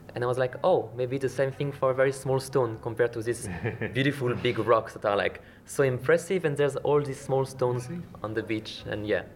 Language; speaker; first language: English; non-native, fluent; French